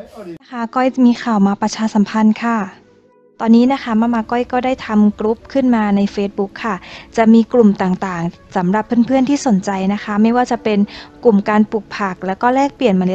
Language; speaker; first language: Thai; native; Thai